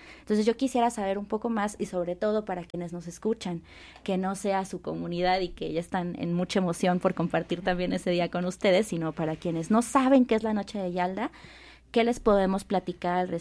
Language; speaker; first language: Spanish; native; Spanish